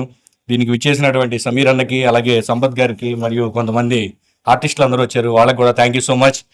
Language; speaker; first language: Telugu; native; Telugu